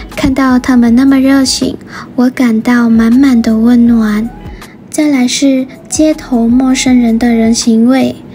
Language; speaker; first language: Chinese; non-native, fluent; Vietnamese